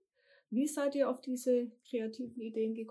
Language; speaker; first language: German; native; German